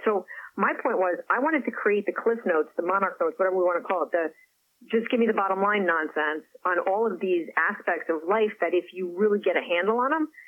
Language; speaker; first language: English; non-native, fluent; French